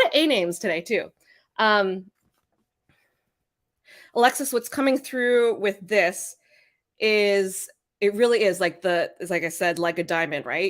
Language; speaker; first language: English; native; English